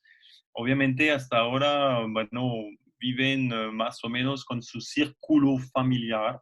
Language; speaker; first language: Spanish; non-native, fluent; French